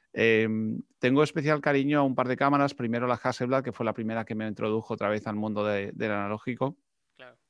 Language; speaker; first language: Spanish; native; Spanish